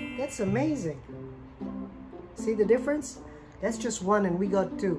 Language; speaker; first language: English; native; English